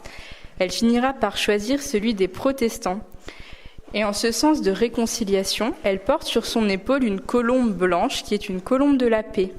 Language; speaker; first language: French; native; French